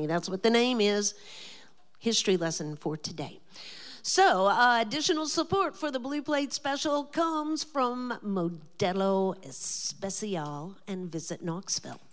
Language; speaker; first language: English; native; English